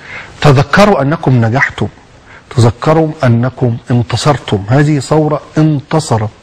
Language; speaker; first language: Arabic; native; Arabic